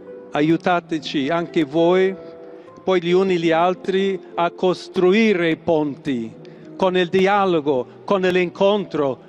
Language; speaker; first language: Italian; non-native, fluent; English